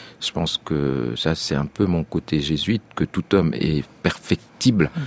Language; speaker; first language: French; non-native, local second language; Arabic